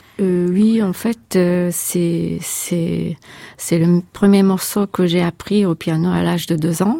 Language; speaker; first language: French; non-native, fluent; Japanese